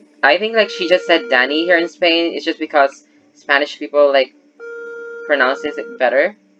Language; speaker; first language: English; non-native, local second language; Filipino